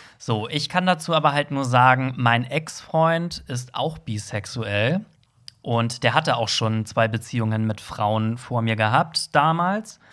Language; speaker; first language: German; native; German